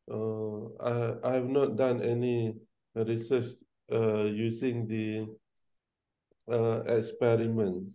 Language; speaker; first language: English; non-native, local second language; Malay